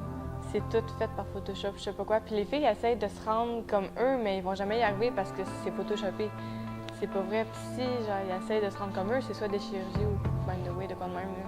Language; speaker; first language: French; native; French